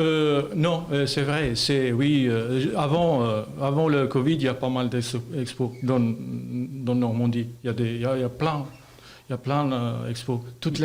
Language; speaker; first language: French; non-native, learner; Albanian